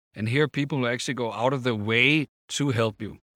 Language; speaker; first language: English; non-native, fluent; Danish